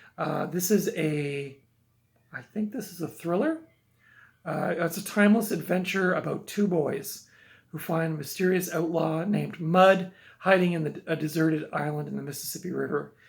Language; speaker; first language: English; native; English